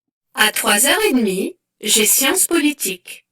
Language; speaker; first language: French; non-native, learner; English